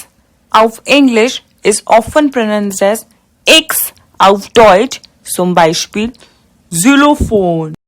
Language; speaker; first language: German; non-native, fluent; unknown